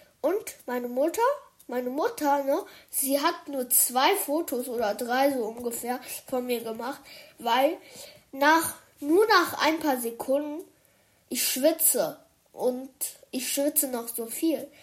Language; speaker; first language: German; early bilingual, other home language; Chinese